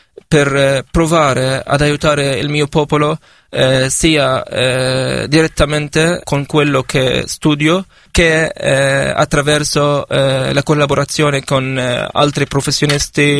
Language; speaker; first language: Italian; non-native, fluent; Arabic